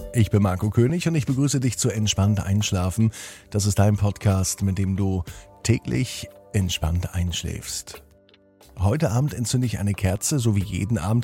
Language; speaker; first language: German; native; German